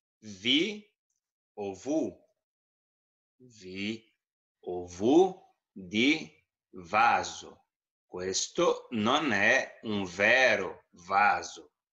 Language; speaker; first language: Italian; non-native, fluent; Portuguese